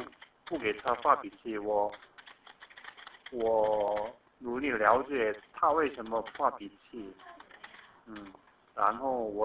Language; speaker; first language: Chinese; non-native, fluent; Korean